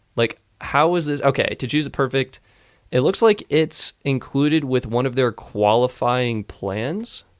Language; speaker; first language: English; native; English